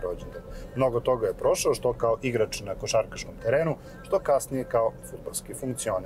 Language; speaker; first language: Serbian; native; Serbian